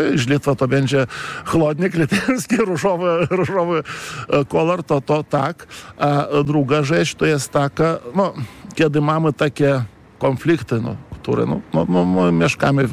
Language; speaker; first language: Polish; non-native, fluent; Lithuanian